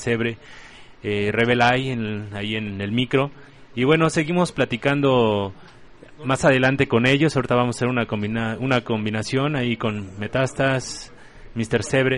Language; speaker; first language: Spanish; native; Spanish